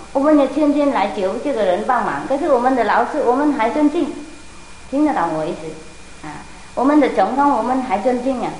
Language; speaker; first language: Chinese; non-native, fluent; Vietnamese